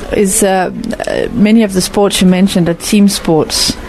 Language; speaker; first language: English; non-native, fluent; Danish